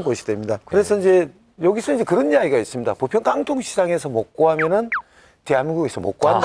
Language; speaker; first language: Korean; native; Korean